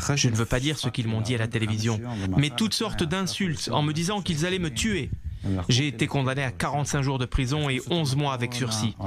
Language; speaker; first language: French; non-native, fluent; Arabic